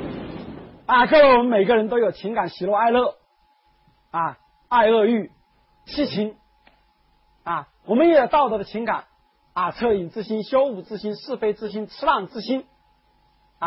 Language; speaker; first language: Chinese; native; Chinese